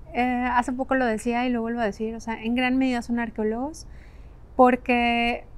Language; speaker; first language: Spanish; native; Spanish